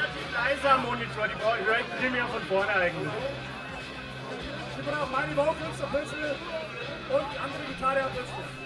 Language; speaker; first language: German; native; German